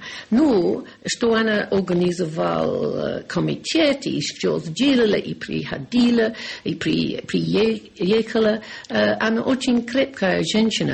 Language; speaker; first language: Russian; non-native, learner; English